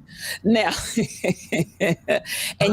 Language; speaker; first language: English; native; English